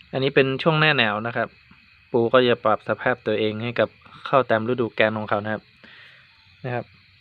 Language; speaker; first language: Thai; native; Thai